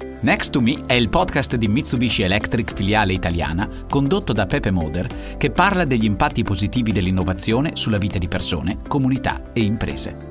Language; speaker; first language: Italian; native; Italian